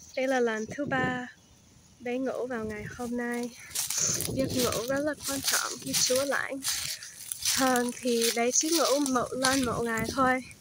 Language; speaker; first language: Vietnamese; early bilingual, heritage; Vietnamese